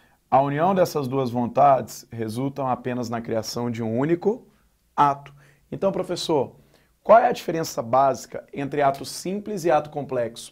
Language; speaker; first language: Portuguese; native; Portuguese